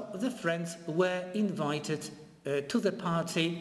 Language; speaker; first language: English; non-native, fluent; Polish